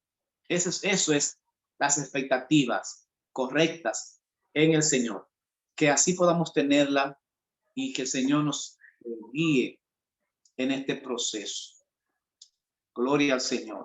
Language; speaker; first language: Spanish; native; Spanish